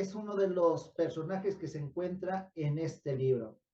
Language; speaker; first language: Spanish; native; Spanish